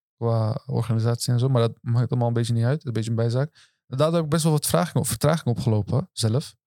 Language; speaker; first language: Dutch; early bilingual, other home language; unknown